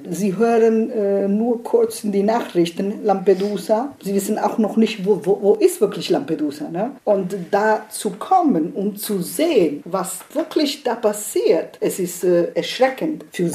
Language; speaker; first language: German; non-native, fluent; Italian